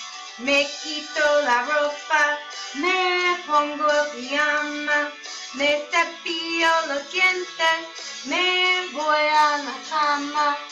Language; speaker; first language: Spanish; non-native, learner; English